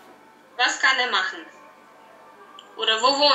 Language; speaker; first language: German; native; German